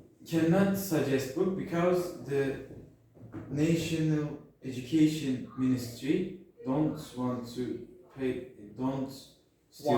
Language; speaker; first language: English; non-native, learner; Turkish